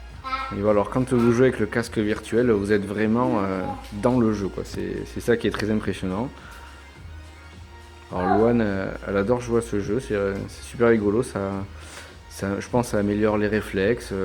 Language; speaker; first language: French; native; French